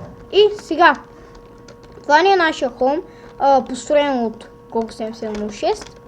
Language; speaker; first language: Bulgarian; native; Bulgarian